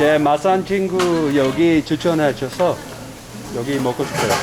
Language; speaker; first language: Korean; non-native, learner; Dutch